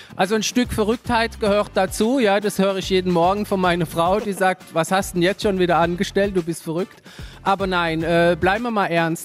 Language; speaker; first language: German; non-native, local second language; French